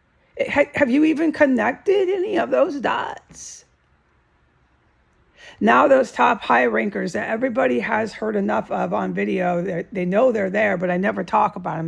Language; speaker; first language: English; native; English